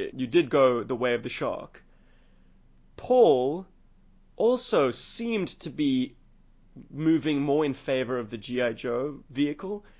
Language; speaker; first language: English; native; English